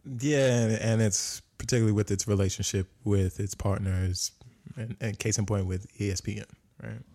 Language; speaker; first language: English; native; English